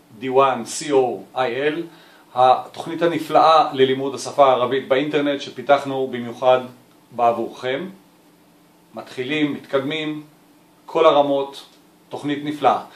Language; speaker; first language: Hebrew; non-native, local second language; Arabic